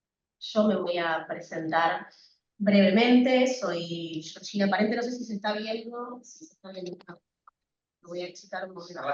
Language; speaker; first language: Spanish; native; Spanish